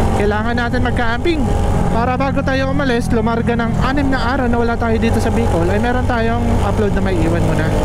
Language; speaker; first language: Filipino; non-native, local second language; Bikol